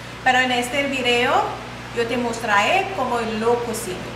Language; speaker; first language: Spanish; non-native, learner; English